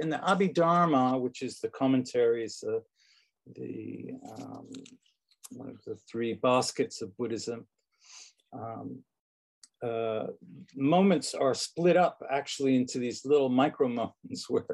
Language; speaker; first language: English; native; English